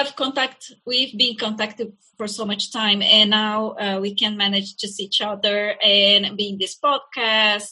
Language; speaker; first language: English; non-native, fluent; Portuguese